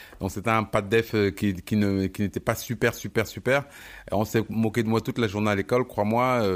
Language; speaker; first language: French; early bilingual, other home language; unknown